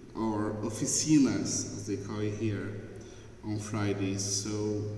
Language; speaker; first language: English; non-native, fluent; Portuguese